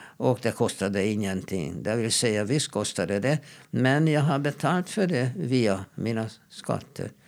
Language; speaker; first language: Swedish; non-native, fluent; Hungarian